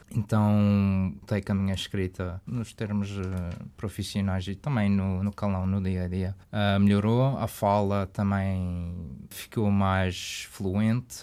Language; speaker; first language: Portuguese; early bilingual, heritage; Portuguese